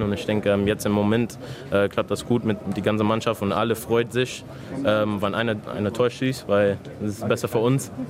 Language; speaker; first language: German; non-native, learner; English